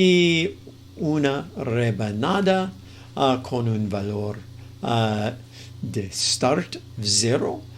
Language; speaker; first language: Spanish; non-native, fluent; English